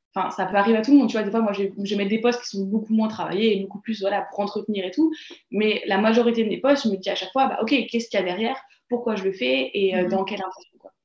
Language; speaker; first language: French; native; French